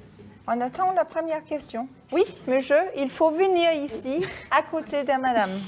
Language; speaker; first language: French; non-native, fluent; Danish